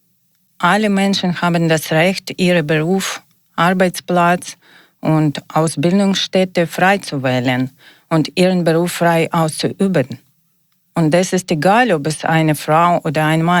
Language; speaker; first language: German; non-native, learner; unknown